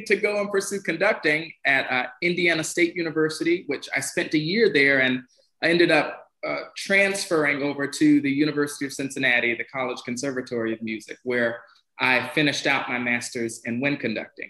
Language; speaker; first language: English; native; English